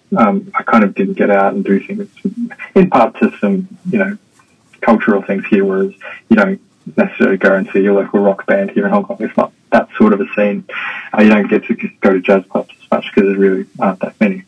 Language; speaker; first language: English; native; English